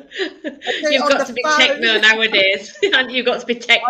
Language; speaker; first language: English; native; English